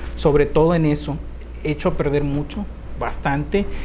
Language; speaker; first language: Spanish; native; Spanish